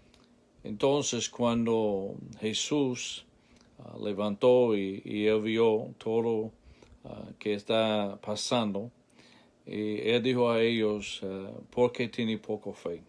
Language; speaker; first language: Spanish; non-native, learner; English